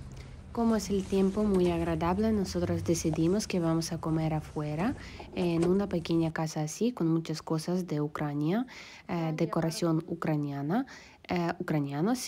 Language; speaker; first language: Spanish; non-native, learner; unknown